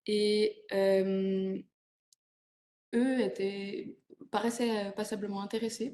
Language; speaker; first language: French; native; French